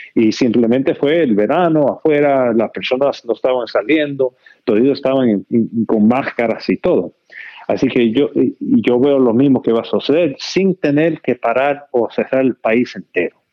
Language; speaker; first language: Spanish; early bilingual, heritage; Spanish